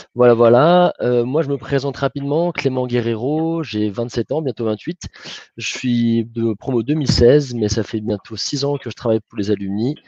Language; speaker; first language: French; native; French